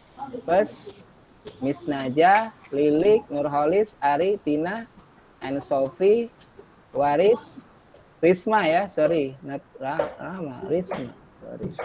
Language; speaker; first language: English; non-native, learner; Indonesian